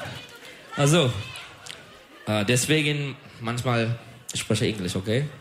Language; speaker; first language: German; non-native, learner; Turkish